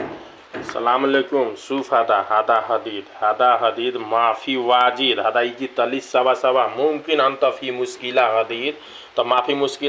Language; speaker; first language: Arabic; non-native, learner; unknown